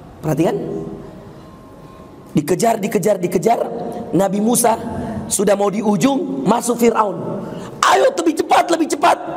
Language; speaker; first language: Indonesian; native; Indonesian